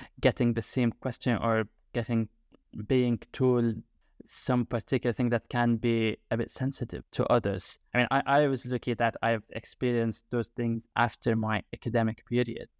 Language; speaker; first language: English; non-native, fluent; Arabic